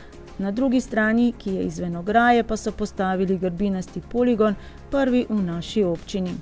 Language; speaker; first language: Slovenian; native; Slovenian